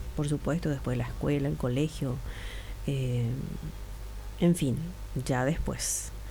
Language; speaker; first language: Spanish; non-native, local second language; Guarani